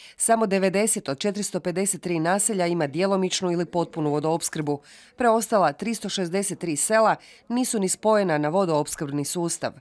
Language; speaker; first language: Croatian; native; Croatian